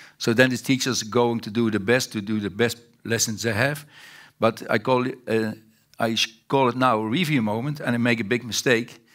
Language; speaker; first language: English; non-native, fluent; Dutch